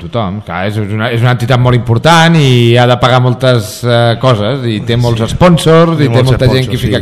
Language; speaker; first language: Catalan; native; Catalan